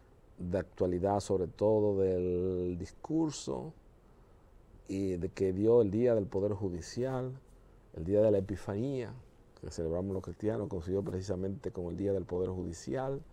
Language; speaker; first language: Spanish; native; Spanish